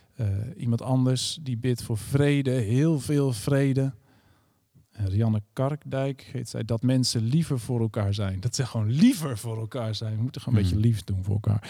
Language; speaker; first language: Dutch; native; Dutch